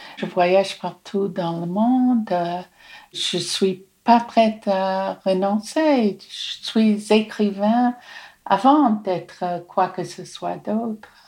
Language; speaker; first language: French; non-native, fluent; English